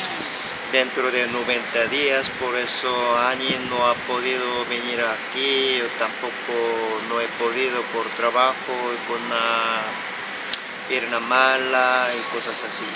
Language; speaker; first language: Spanish; non-native, fluent; Korean